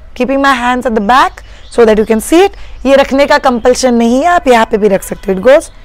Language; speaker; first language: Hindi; non-native, local second language; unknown